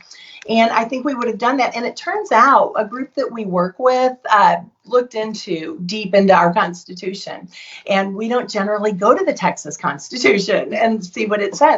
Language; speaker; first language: English; native; English